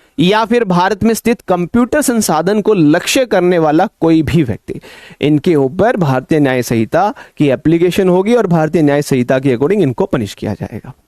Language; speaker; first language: Hindi; native; Hindi